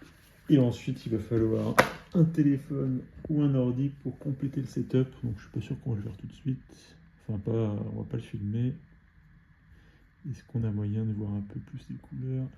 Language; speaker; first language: French; native; French